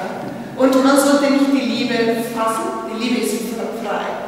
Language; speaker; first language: German; non-native, fluent; Spanish